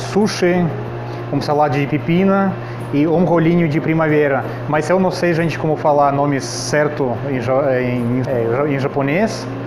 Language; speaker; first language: Portuguese; non-native, learner; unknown